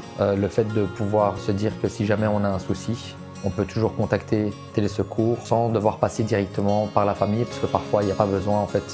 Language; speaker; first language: French; native; French